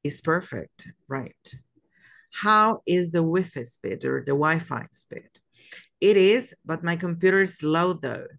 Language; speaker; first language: English; non-native, fluent; Spanish